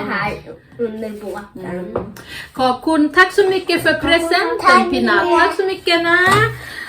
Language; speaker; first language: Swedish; non-native, learner; Thai